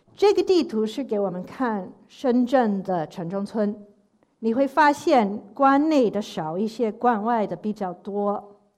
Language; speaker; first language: Chinese; non-native, fluent; English